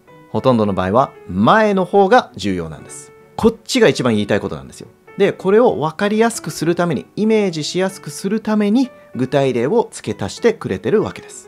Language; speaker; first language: Japanese; native; Japanese